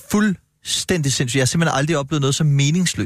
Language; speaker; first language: Danish; native; Danish